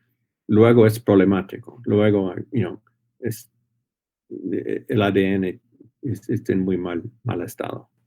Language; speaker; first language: Spanish; non-native, fluent; English